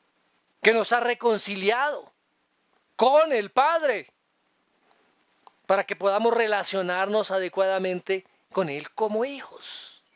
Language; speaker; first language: Spanish; native; Spanish